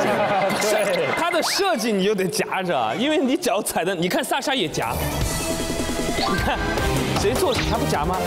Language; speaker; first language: Chinese; native; Chinese